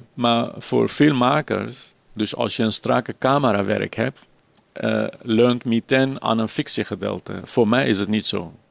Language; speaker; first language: Dutch; non-native, fluent; Arabic